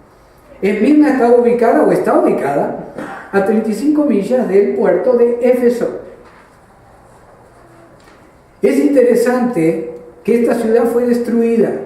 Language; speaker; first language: Spanish; native; Spanish